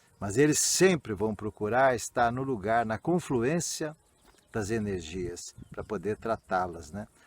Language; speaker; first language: Portuguese; early bilingual, other home language; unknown